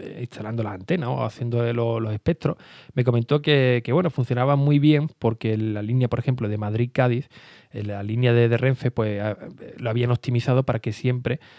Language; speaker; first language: Spanish; native; Spanish